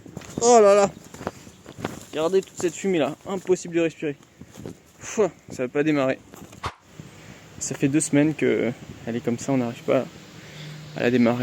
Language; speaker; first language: French; native; French